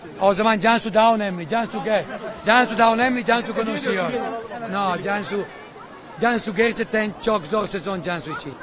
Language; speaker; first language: Turkish; non-native, learner; Italian